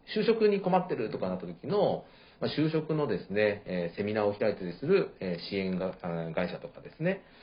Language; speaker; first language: Japanese; native; Japanese